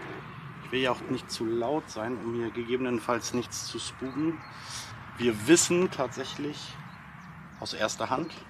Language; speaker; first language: German; native; German